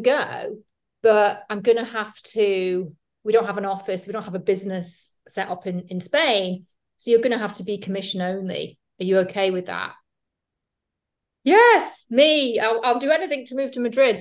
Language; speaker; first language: English; native; English